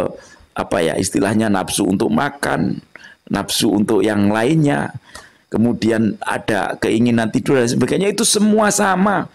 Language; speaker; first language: Indonesian; non-native, local second language; Javanese